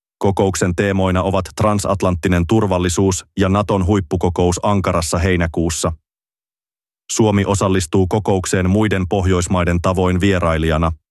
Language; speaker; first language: Finnish; native; Finnish